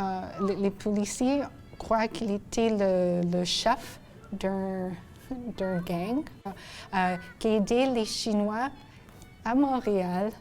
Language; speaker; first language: French; non-native, local second language; English